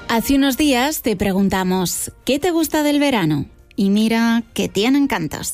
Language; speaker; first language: Spanish; native; Spanish